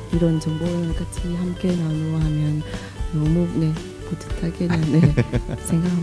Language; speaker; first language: Korean; non-native, fluent; Vietnamese